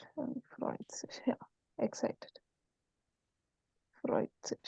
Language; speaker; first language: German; non-native, learner; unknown